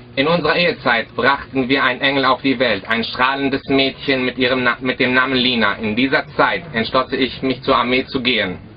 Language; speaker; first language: German; early bilingual, other home language; Arabic